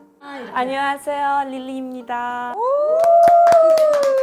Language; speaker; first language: Korean; non-native, learner; Arabic